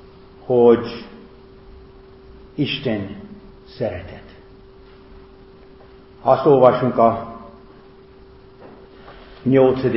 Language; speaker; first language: Hungarian; non-native, fluent; English